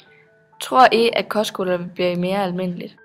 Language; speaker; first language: Danish; native; Danish